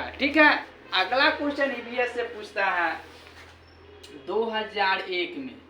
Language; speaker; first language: Hindi; native; Hindi